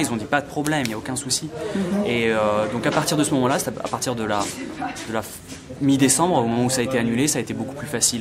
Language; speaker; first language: French; native; French